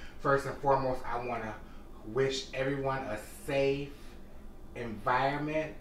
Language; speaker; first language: English; native; English